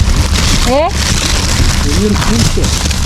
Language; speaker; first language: Spanish; non-native, learner; Filipino